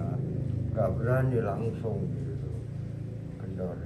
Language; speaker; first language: Indonesian; non-native, local second language; Javanese